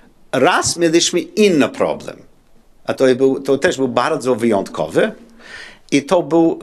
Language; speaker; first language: Polish; non-native, learner; English